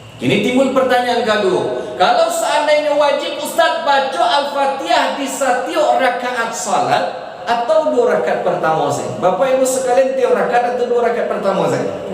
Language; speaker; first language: Malay; non-native, local second language; Minangkabau